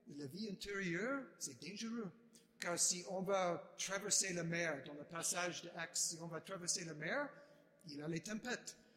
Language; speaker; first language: French; non-native, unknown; English